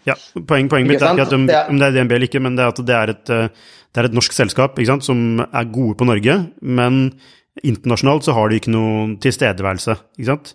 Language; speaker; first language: Norwegian; native; Norwegian